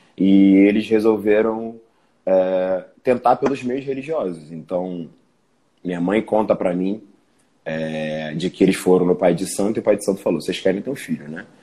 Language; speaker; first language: Portuguese; early bilingual, other home language; Spanish